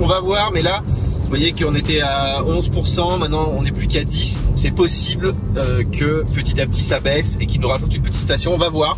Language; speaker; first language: French; native; French